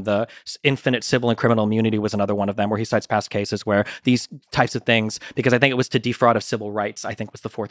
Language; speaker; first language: English; native; English